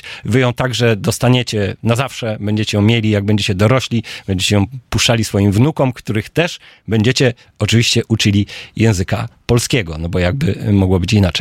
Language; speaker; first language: Polish; native; Polish